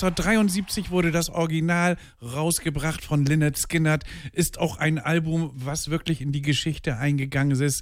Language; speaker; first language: German; native; German